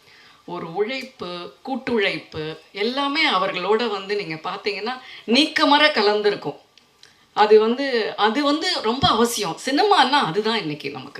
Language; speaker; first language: Tamil; native; Tamil